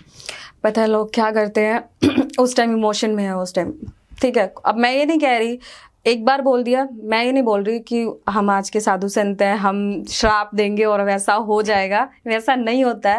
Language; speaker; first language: Hindi; native; Hindi